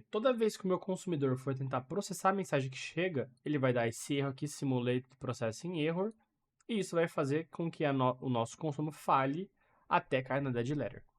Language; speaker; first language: Portuguese; native; Portuguese